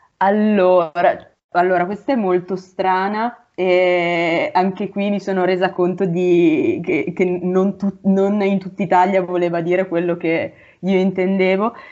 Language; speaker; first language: Italian; native; Italian